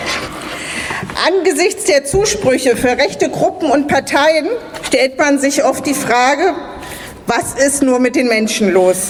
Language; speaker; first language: German; native; German